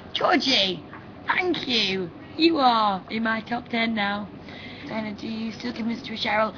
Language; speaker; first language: English; native; English